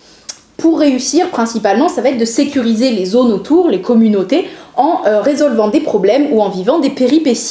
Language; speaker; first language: French; native; French